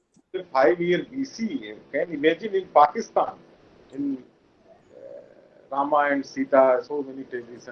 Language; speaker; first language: English; non-native, local second language; Hindi